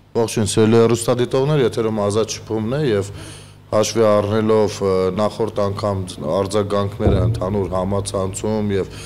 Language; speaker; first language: Armenian; native; Armenian